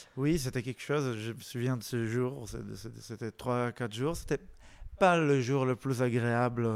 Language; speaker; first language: French; non-native, fluent; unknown